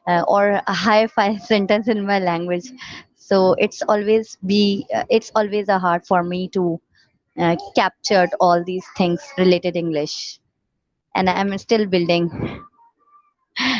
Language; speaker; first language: English; non-native, learner; Urdu